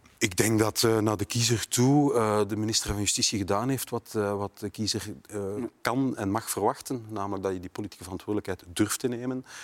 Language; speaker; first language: Dutch; native; Dutch